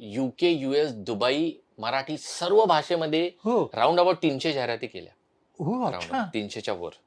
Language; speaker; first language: Marathi; native; Marathi